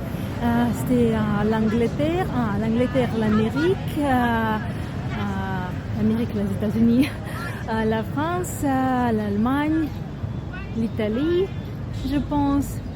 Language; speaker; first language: French; non-native, learner; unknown